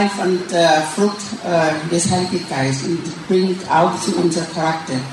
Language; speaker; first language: German; non-native, learner; Thai